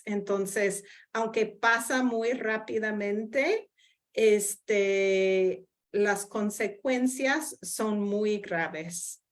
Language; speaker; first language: Spanish; non-native, fluent; English